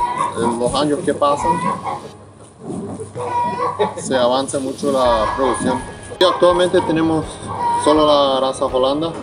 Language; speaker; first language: Spanish; non-native, local second language; Plautdietsch